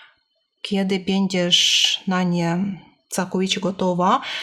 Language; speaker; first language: Polish; non-native, fluent; Russian